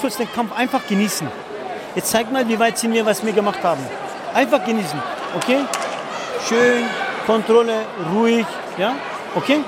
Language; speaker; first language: German; non-native, fluent; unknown